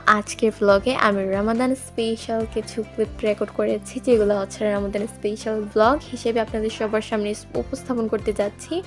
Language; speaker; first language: Bangla; non-native, local second language; Sylheti